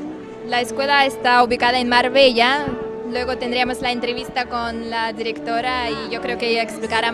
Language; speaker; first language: Spanish; non-native, fluent; Russian